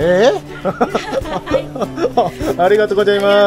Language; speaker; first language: Japanese; non-native, learner; Korean